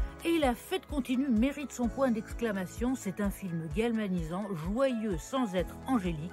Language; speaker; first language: French; native; French